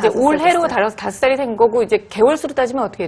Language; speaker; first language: Korean; native; Korean